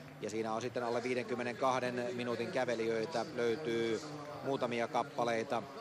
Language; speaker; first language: Finnish; native; Finnish